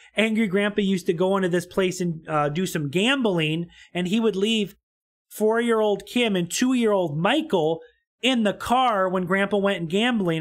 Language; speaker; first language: English; native; English